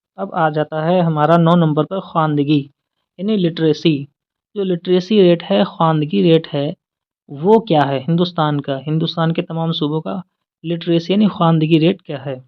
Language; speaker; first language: Urdu; native; Urdu